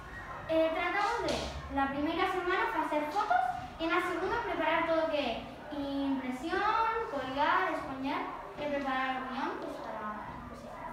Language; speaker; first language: Spanish; non-native, local second language; Galician